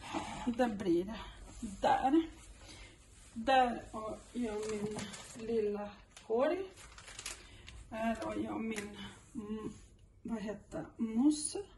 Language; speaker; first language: Swedish; non-native, local second language; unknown